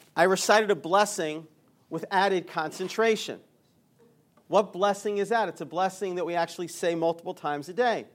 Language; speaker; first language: English; native; English